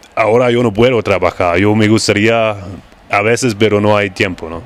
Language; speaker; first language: Spanish; non-native, learner; German